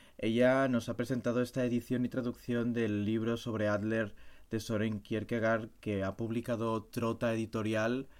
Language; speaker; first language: Spanish; non-native, local second language; Catalan